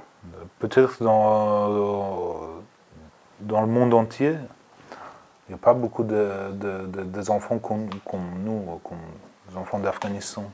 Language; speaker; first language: French; non-native, learner; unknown